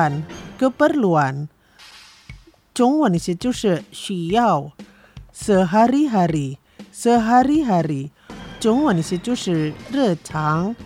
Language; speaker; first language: Chinese; early bilingual, heritage; Chinese